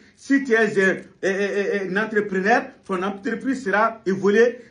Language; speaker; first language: French; non-native, local second language; Bambara